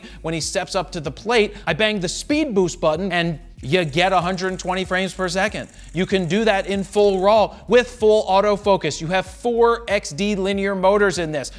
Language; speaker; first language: English; native; English